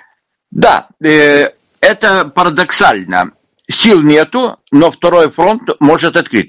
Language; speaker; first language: Russian; non-native, local second language; Lithuanian